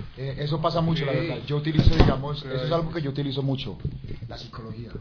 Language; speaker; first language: Spanish; native; Spanish